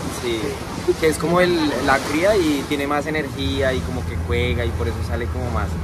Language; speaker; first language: Spanish; native; Spanish